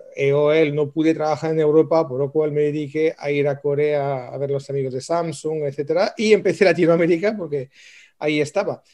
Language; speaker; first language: Spanish; non-native, fluent; French